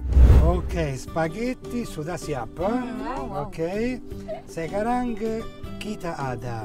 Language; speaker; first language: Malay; non-native, learner; Italian